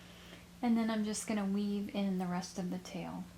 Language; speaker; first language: English; native; English